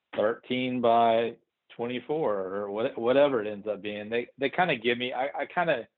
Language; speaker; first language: English; native; English